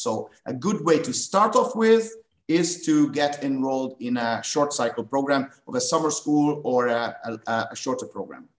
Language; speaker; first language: English; non-native, fluent; Hungarian